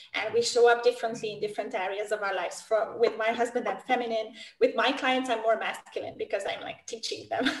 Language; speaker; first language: English; non-native, fluent; Romanian